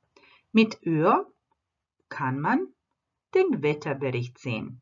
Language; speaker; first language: German; non-native, fluent; Croatian